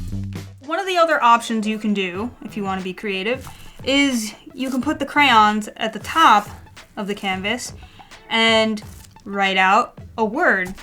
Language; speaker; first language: English; native; English